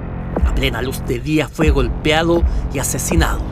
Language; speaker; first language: Spanish; native; Spanish